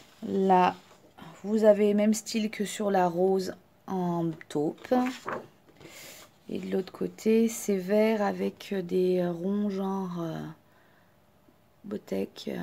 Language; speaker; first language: French; native; French